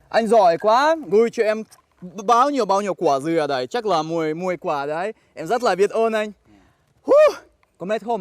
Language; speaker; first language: Vietnamese; non-native, fluent; Russian